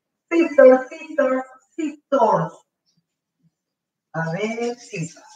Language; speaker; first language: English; non-native, fluent; Spanish